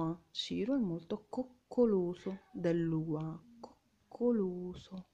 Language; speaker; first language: Italian; non-native, fluent; Arabic